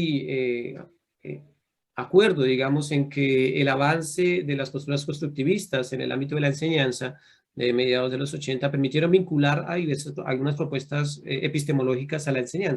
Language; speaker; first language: Spanish; native; Spanish